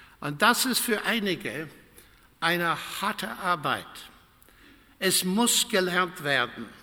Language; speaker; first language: German; non-native, fluent; English